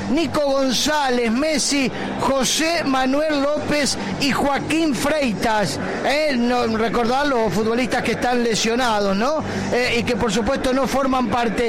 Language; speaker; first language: Spanish; native; Spanish